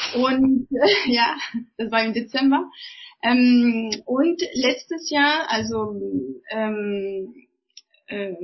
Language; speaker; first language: German; non-native, fluent; French